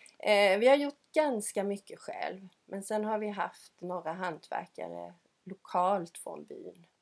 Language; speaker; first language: Swedish; native; Swedish